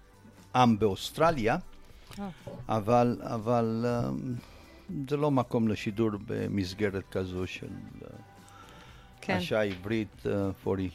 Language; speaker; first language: Hebrew; non-native, fluent; Romanian